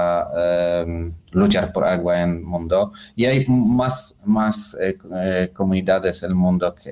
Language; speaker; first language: Spanish; non-native, fluent; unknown